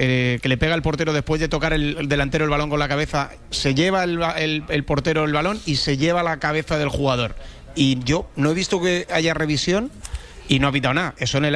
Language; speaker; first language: Spanish; native; Spanish